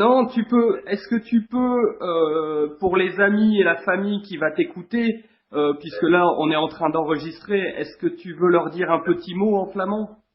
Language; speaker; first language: French; native; French